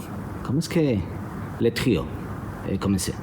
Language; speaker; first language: French; non-native, learner; Spanish